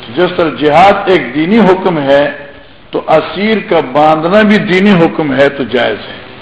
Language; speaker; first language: Urdu; non-native, local second language; Northern Hindko